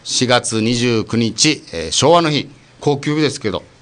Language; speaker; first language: Japanese; native; Japanese